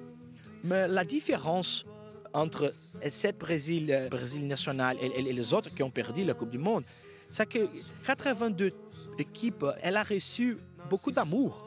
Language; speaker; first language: French; non-native, fluent; Portuguese